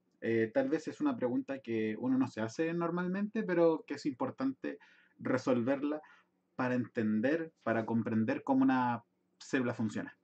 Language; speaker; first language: Spanish; native; Spanish